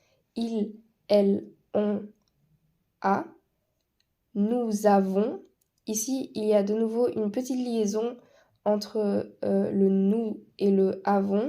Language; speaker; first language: French; non-native, fluent; Spanish